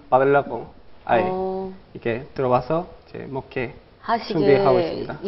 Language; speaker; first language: Korean; non-native, learner; Spanish